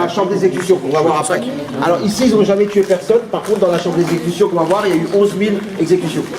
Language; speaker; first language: French; native; French